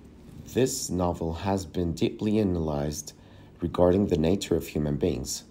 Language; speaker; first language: English; non-native, fluent; Spanish